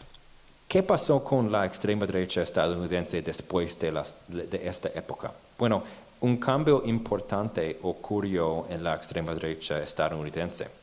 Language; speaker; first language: Spanish; non-native, fluent; English